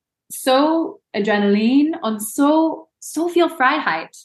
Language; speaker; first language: German; non-native, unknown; English